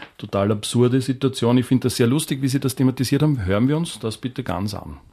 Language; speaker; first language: German; native; German